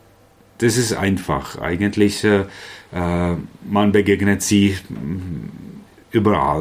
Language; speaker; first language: German; non-native, fluent; Czech